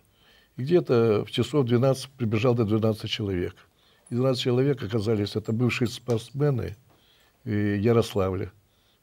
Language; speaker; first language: Russian; native; Russian